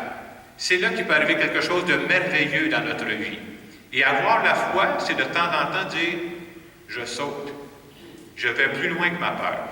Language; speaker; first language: French; native; French